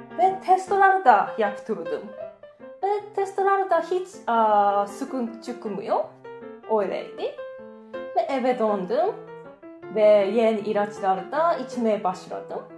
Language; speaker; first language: Turkish; non-native, learner; Japanese